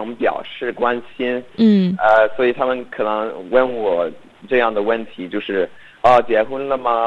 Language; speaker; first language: Chinese; non-native, learner; English